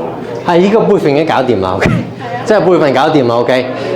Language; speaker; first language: Chinese; early bilingual, heritage; Cantonese